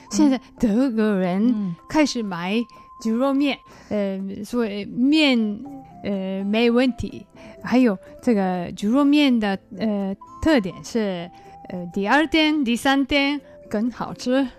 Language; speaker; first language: Chinese; non-native, learner; Japanese